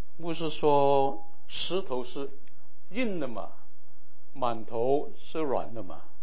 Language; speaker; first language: Chinese; non-native, local second language; Cantonese